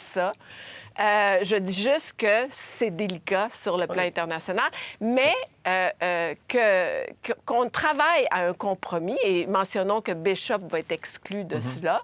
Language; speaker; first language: French; native; French